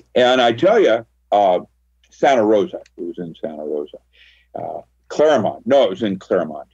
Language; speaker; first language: English; early bilingual, other home language; Filipino